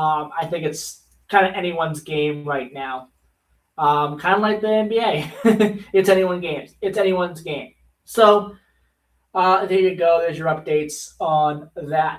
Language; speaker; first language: English; native; English